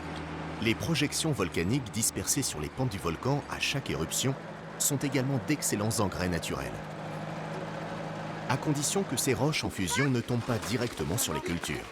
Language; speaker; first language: French; native; French